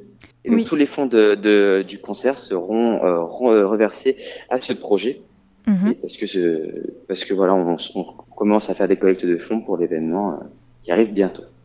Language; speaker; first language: French; native; French